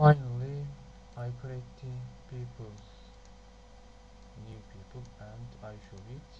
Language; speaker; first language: English; non-native, learner; Turkish